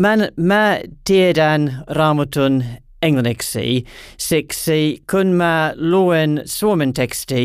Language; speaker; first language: Finnish; non-native, learner; English